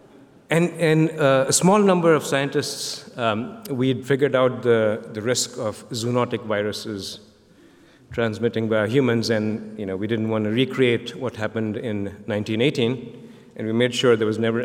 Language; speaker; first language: English; non-native, local second language; Bangla